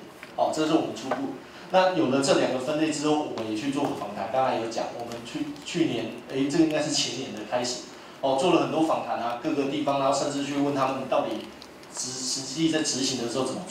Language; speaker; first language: Chinese; native; Chinese